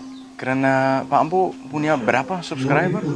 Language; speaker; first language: Indonesian; non-native, learner; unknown